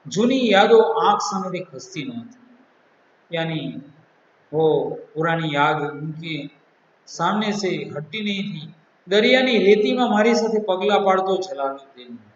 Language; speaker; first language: Hindi; non-native, local second language; Gujarati